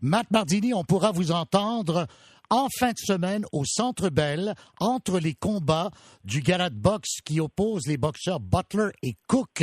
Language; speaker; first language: French; native; French